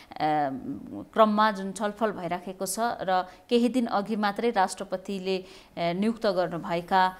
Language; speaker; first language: Nepali; native; Nepali